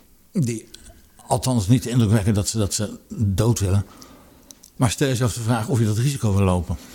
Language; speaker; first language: Dutch; native; Dutch